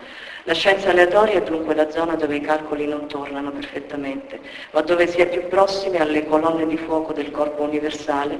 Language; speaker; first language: Italian; native; Italian